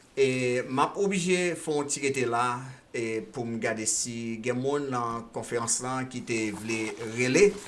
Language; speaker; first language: French; non-native, local second language; Haitian Creole